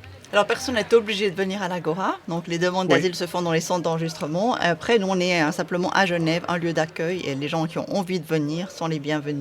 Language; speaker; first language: French; native; French